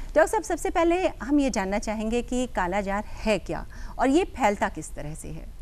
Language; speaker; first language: Hindi; native; Hindi